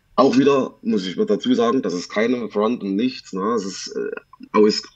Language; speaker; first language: German; native; German